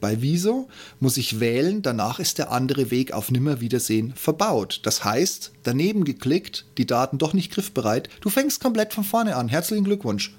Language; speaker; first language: German; native; German